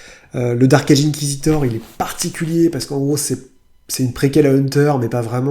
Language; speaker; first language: French; native; French